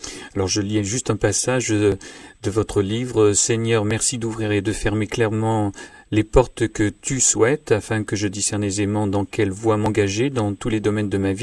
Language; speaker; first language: French; native; French